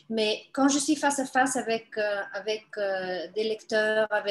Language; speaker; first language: French; non-native, fluent; Bulgarian